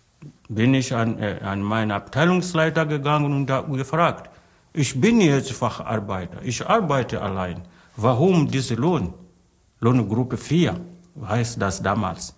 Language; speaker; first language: German; non-native, learner; Portuguese